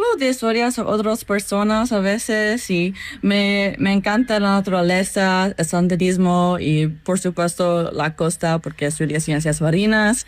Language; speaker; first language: Spanish; non-native, fluent; English